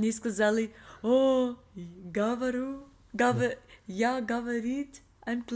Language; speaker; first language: Russian; non-native, learner; English